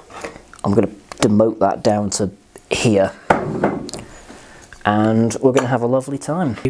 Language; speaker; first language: English; native; English